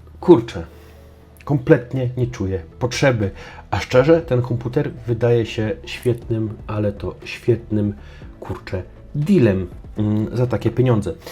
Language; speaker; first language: Polish; native; Polish